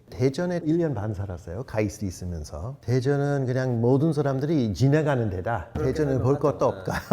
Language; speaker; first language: Korean; non-native, fluent; English